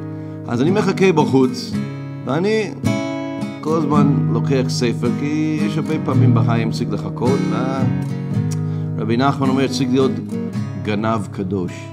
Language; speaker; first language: Hebrew; non-native, fluent; English